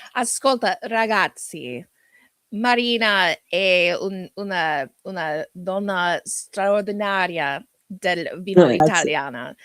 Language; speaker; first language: Italian; non-native, learner; English